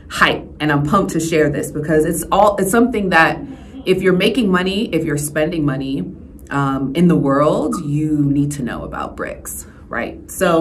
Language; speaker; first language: English; native; English